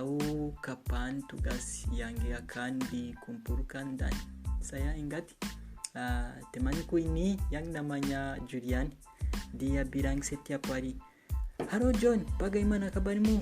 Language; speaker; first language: Indonesian; non-native, fluent; Kinyarwanda